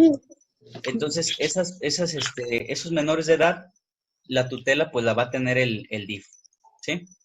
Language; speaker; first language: Spanish; native; Spanish